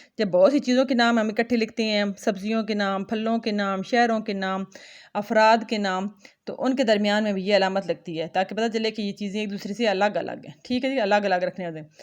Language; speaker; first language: Urdu; non-native, local second language; Punjabi